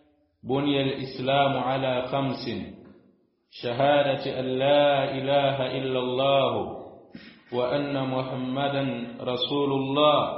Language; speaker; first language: Arabic; non-native, fluent; Swahili